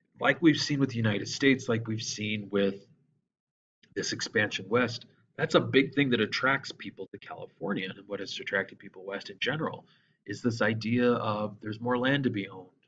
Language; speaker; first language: English; native; English